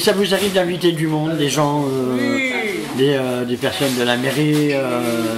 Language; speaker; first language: French; native; French